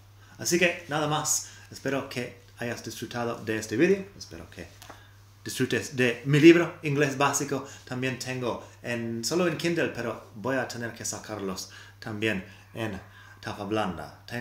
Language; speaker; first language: Spanish; non-native, fluent; English